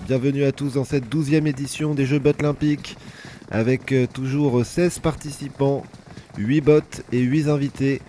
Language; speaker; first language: French; native; French